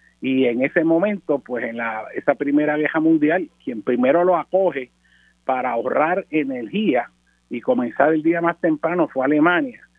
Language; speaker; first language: Spanish; native; Spanish